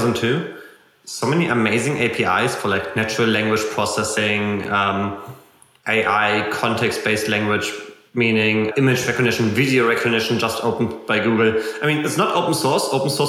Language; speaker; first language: English; non-native, fluent; German